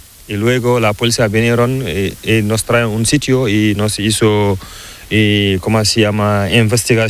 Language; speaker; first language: Spanish; non-native, learner; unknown